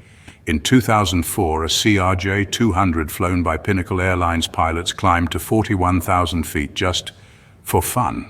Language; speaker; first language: English; native; English